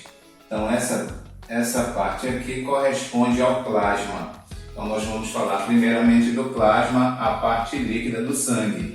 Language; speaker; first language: Portuguese; native; Portuguese